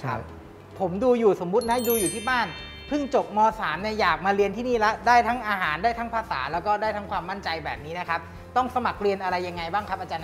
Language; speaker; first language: Thai; native; Thai